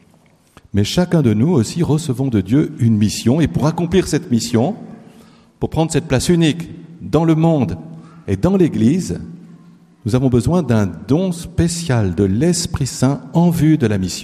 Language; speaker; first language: French; native; French